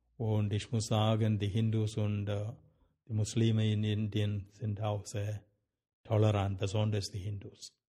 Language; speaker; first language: German; non-native, fluent; Malayalam